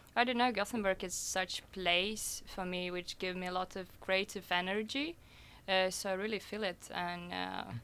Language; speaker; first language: English; non-native, fluent; Russian